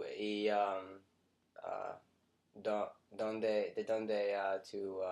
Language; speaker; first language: Spanish; non-native, learner; English